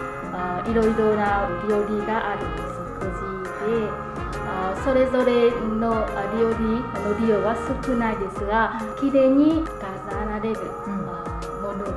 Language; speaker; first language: Japanese; non-native, learner; Vietnamese